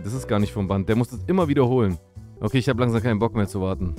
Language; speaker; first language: German; native; German